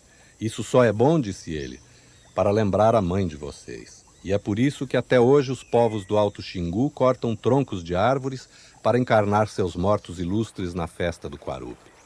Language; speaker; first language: Portuguese; native; Portuguese